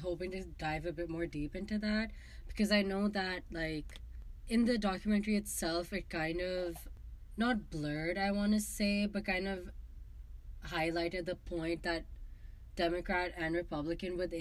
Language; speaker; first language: English; non-native, local second language; Urdu